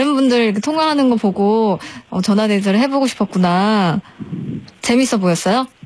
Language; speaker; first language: Korean; native; Korean